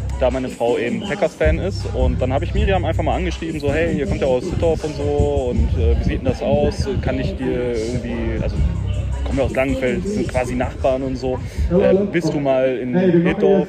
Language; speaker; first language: German; native; German